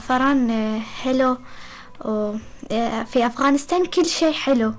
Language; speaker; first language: Arabic; non-native, learner; Persian